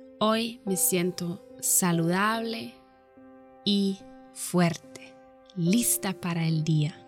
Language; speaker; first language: Spanish; non-native, fluent; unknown